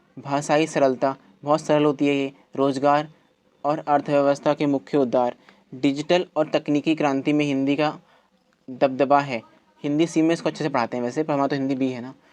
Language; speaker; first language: Hindi; native; Hindi